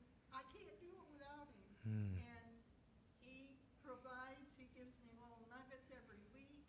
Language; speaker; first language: English; native; English